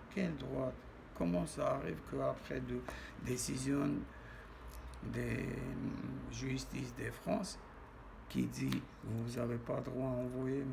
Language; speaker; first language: French; non-native, learner; Armenian